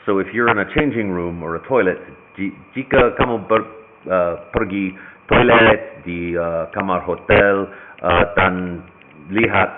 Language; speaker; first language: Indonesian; non-native, learner; English